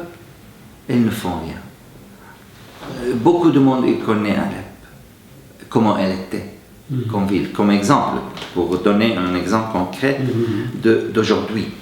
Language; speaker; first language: French; non-native, fluent; Arabic